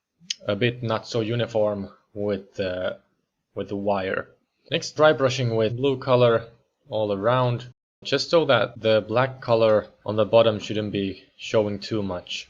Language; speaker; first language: English; non-native, fluent; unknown